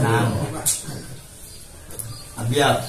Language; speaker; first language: Arabic; non-native, learner; Indonesian